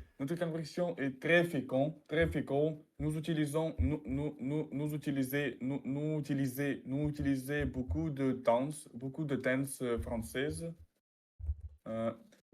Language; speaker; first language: French; non-native, learner; Russian